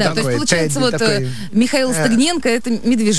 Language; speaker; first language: Russian; native; Russian